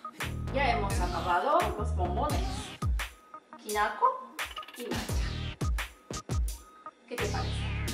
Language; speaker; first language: Spanish; non-native, learner; Japanese